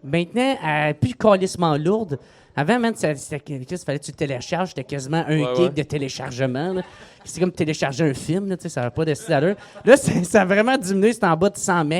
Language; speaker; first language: French; native; French